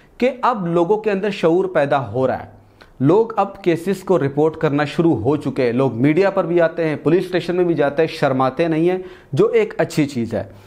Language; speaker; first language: Urdu; native; Urdu